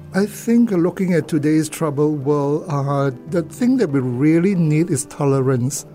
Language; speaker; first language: English; non-native, local second language; Cantonese